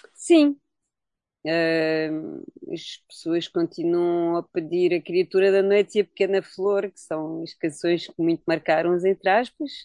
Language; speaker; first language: Portuguese; early bilingual, heritage; Portuguese